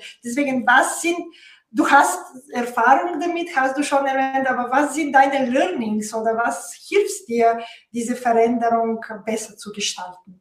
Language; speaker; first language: German; non-native, fluent; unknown